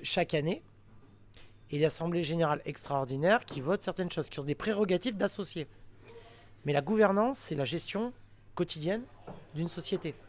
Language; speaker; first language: French; native; French